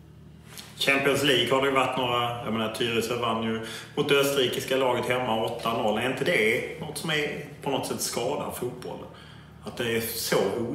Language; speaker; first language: Swedish; native; Swedish